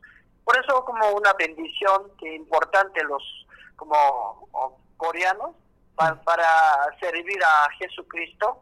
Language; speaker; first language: Spanish; non-native, learner; Korean